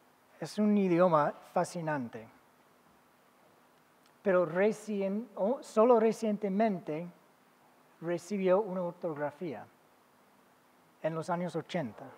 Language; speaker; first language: Spanish; non-native, fluent; English